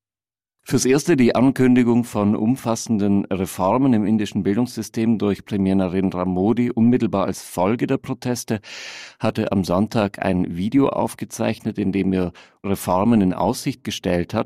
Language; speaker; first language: German; native; German